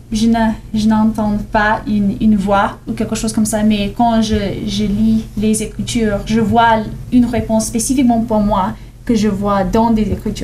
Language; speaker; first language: French; non-native, learner; English